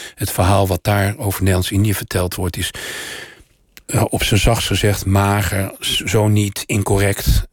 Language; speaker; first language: Dutch; native; Dutch